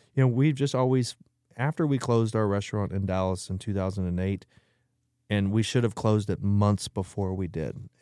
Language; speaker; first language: English; native; English